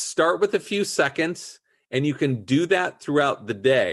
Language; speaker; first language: English; native; English